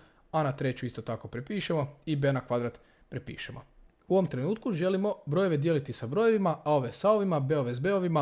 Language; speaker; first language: Croatian; native; Croatian